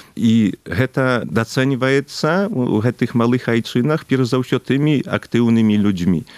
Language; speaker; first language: Belarusian; early bilingual, heritage; Belarusian